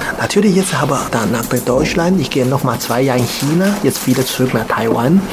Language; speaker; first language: German; non-native, learner; Chinese